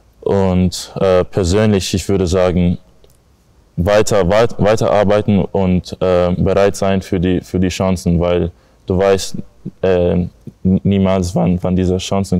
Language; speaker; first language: German; non-native, learner; English